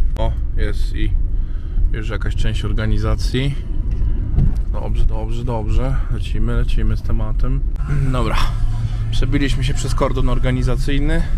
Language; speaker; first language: Polish; native; Polish